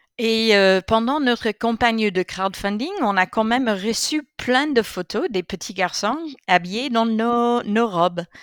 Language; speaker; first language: French; non-native, fluent; English